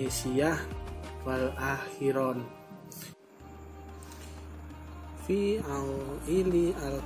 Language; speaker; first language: Arabic; non-native, learner; Indonesian